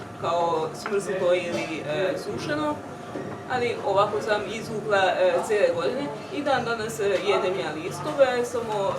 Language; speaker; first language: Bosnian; non-native, local second language; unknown